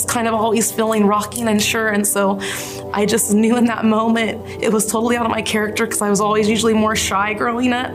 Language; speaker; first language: English; native; English